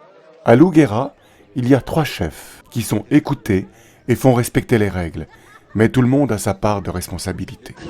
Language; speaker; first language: French; native; French